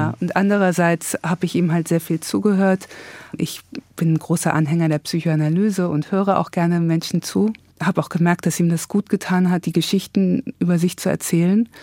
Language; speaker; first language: German; native; German